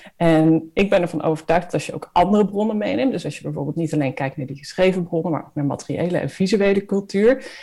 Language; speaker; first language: Dutch; native; Dutch